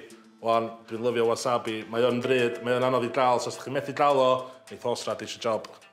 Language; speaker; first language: Welsh; native; Welsh